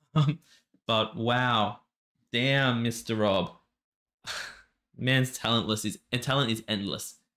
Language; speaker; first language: English; native; English